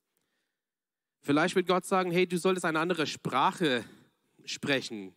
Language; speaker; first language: German; non-native, fluent; English